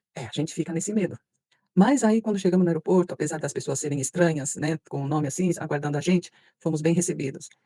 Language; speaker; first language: Portuguese; early bilingual, other home language; Spanish